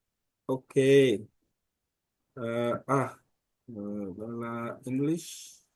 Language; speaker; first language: Vietnamese; non-native, learner; Korean